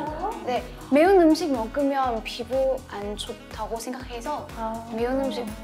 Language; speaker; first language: Korean; non-native, learner; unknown